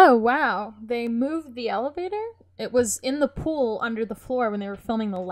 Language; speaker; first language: English; native; English